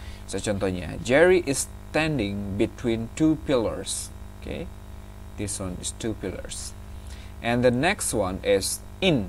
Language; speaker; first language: English; non-native, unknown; Indonesian